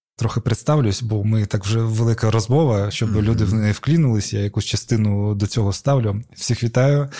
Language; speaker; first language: Ukrainian; native; Ukrainian